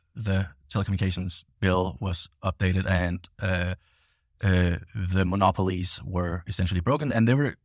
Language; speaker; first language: English; non-native, fluent; Danish